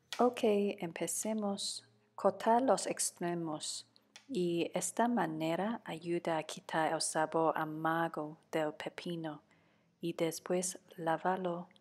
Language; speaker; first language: Spanish; non-native, fluent; Cantonese